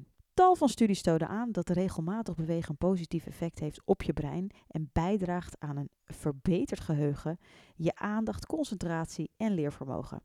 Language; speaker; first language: Dutch; native; Dutch